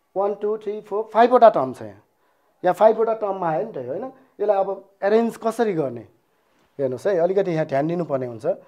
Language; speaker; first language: Nepali; non-native, local second language; Newari